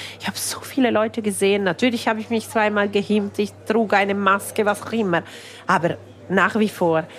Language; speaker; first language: German; non-native, local second language; Italian